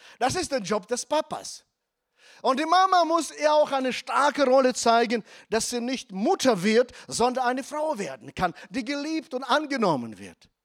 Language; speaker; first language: German; non-native, fluent; Russian